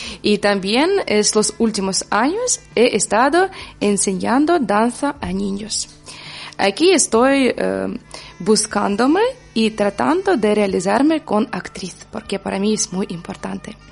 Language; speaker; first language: Spanish; non-native, learner; Ukrainian